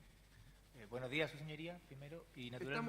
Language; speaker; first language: Spanish; native; Spanish